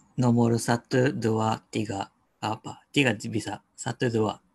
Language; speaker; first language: Indonesian; non-native, learner; Japanese